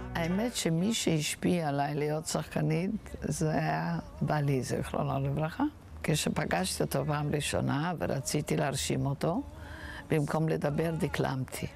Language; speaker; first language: Hebrew; non-native, fluent; Yiddish